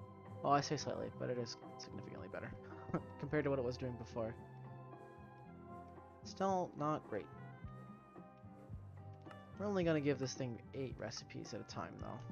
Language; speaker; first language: English; native; English